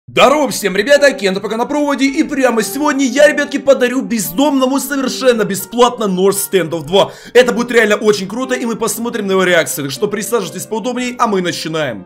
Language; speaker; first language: Russian; native; Russian